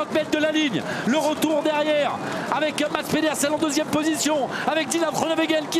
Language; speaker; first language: French; native; French